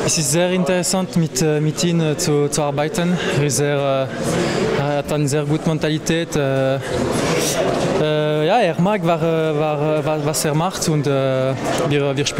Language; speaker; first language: German; non-native, fluent; French